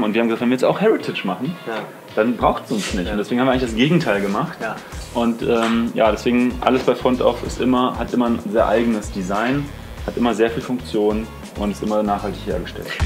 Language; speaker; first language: German; native; German